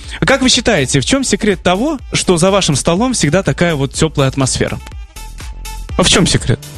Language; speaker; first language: Russian; native; Russian